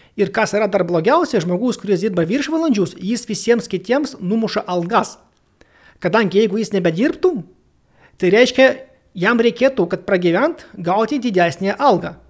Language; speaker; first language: Lithuanian; non-native, local second language; Russian